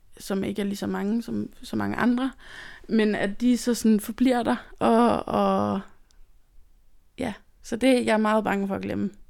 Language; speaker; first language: Danish; native; Danish